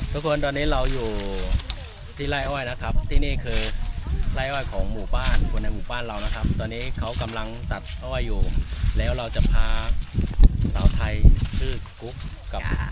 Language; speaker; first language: Thai; non-native, fluent; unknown